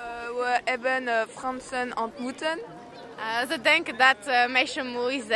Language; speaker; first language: Dutch; non-native, learner; French